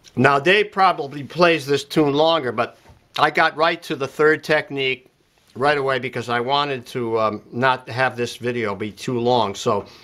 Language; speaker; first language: English; native; English